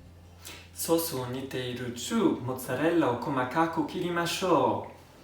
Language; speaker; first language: Japanese; non-native, learner; Italian